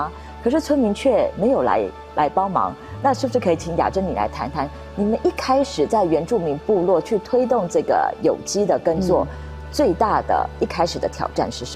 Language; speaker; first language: Chinese; native; Chinese